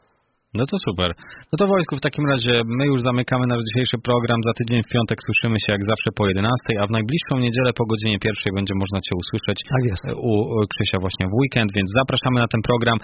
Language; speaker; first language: Polish; native; Polish